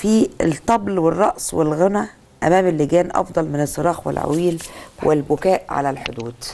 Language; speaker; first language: Arabic; native; Arabic